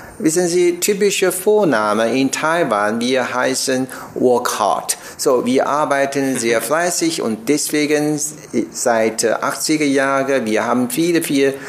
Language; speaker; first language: German; non-native, learner; Chinese